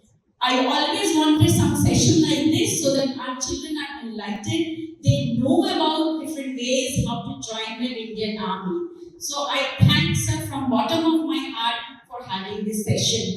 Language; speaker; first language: English; non-native, local second language; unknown